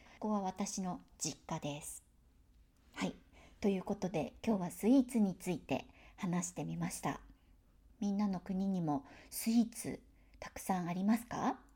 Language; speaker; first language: Japanese; native; Japanese